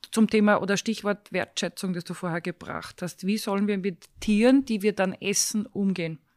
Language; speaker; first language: German; native; German